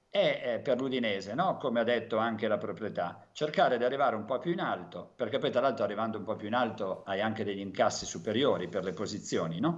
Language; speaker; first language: Italian; native; Italian